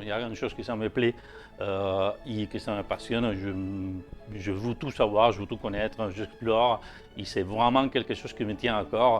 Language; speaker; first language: French; native; French